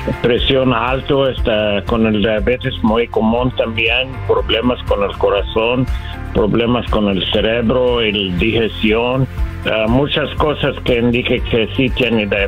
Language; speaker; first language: Spanish; non-native, learner; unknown